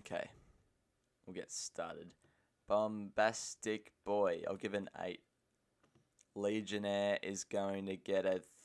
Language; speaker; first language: English; native; English